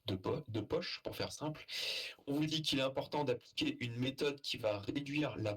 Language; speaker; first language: French; native; French